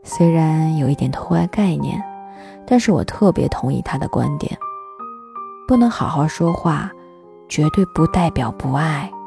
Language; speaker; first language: Chinese; native; Chinese